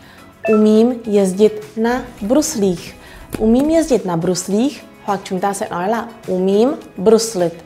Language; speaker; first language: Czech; early bilingual, other home language; Vietnamese